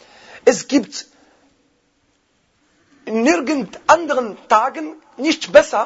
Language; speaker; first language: German; non-native, fluent; Arabic